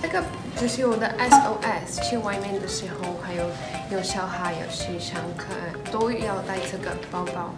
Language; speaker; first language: Chinese; non-native, learner; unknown